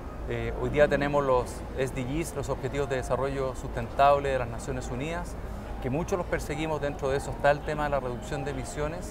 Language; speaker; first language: Spanish; native; Spanish